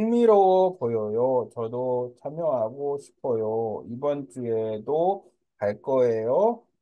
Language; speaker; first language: Korean; non-native, learner; Vietnamese